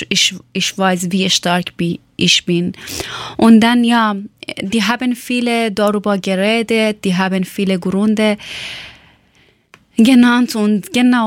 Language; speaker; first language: German; non-native, learner; Persian